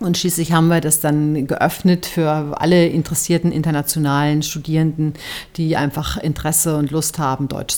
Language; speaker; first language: German; native; German